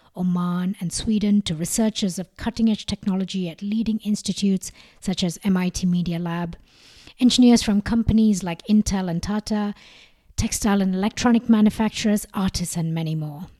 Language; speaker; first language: English; non-native, local second language; Malayalam